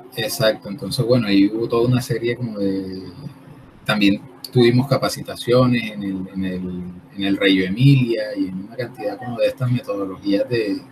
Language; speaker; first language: Spanish; native; Spanish